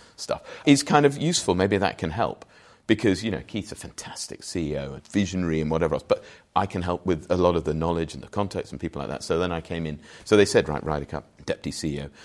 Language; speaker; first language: English; native; English